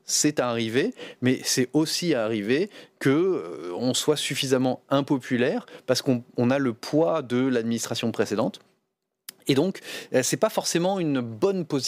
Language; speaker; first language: French; native; French